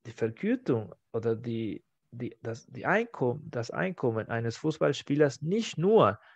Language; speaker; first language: German; non-native, fluent; Spanish